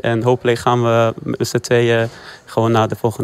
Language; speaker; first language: Dutch; non-native, fluent; Persian